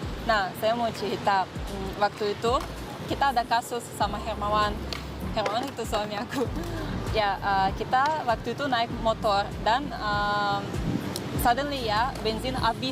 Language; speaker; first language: Indonesian; non-native, fluent; Russian